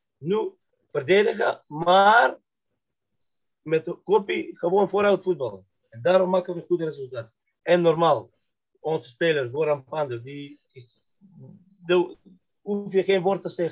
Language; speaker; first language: Dutch; non-native, fluent; Macedonian